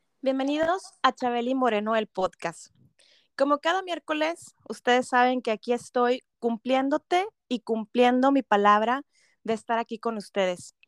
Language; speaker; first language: Spanish; native; Spanish